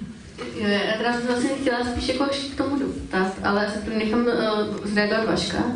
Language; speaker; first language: Czech; native; Czech